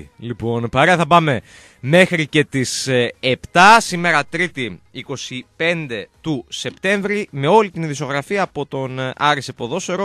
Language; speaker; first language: Greek; native; Greek